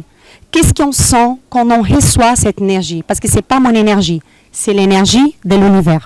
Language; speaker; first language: French; non-native, fluent; Portuguese